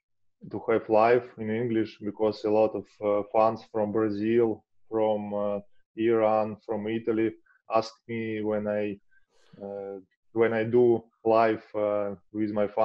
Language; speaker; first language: English; non-native, learner; Russian